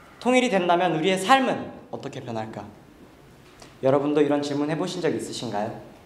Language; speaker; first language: Korean; early bilingual, heritage; Korean